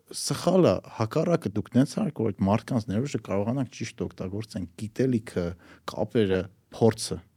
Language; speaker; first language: Armenian; native; Armenian